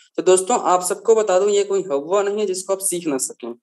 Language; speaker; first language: Hindi; native; Hindi